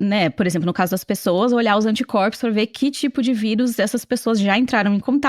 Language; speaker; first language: Portuguese; native; Portuguese